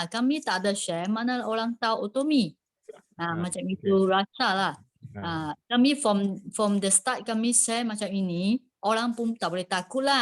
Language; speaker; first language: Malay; non-native, local second language; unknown